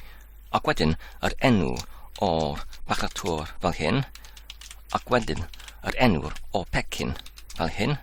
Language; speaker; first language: Welsh; non-native, learner; Polish